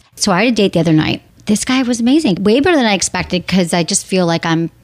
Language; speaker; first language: English; native; English